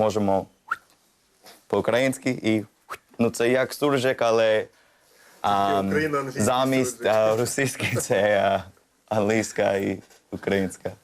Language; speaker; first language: Ukrainian; non-native, learner; English